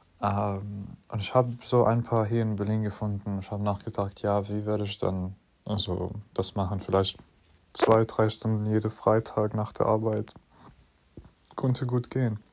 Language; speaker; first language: German; non-native, fluent; English